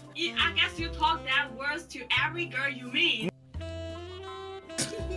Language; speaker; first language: English; non-native, learner; Chinese